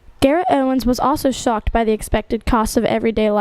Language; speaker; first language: English; native; English